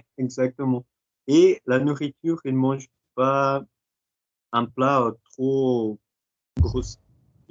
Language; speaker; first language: French; non-native, fluent; Portuguese